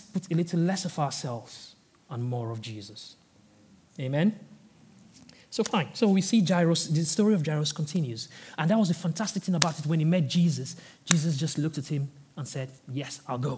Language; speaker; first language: English; non-native, local second language; Yoruba